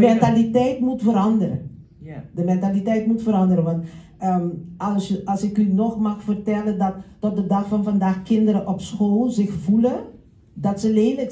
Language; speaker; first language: Dutch; non-native, local second language; Papiamento